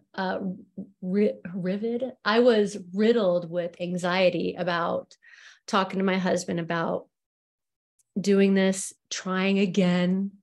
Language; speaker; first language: English; native; English